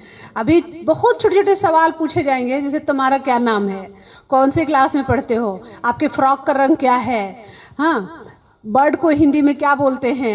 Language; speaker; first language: Hindi; native; Hindi